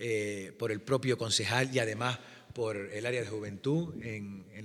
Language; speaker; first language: Spanish; native; Spanish